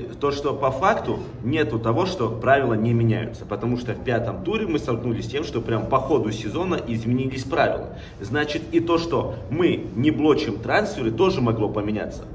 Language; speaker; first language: Russian; native; Russian